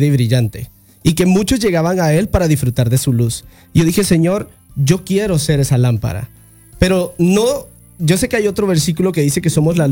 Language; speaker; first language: Spanish; native; Spanish